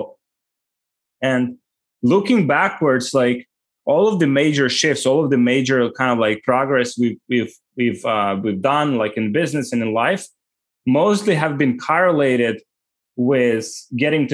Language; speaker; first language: English; non-native, fluent; Ukrainian